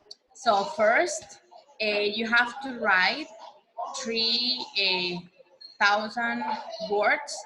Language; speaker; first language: English; non-native, learner; Spanish